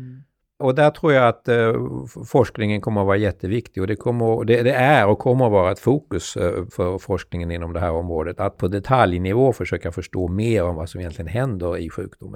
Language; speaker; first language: Swedish; native; Swedish